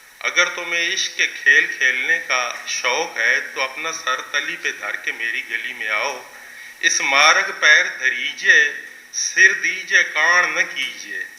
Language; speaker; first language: Urdu; native; Urdu